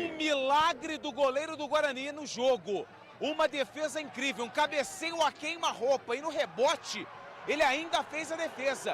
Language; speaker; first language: Portuguese; native; Portuguese